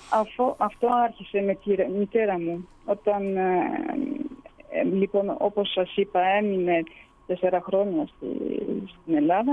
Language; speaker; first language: Greek; early bilingual, heritage; Greek